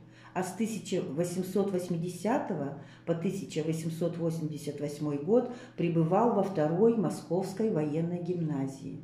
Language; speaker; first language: Russian; native; Russian